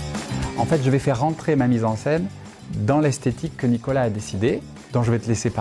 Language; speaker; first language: French; native; French